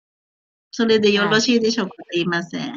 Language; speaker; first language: Japanese; non-native, fluent; Thai